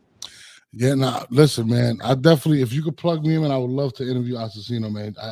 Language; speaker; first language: English; native; English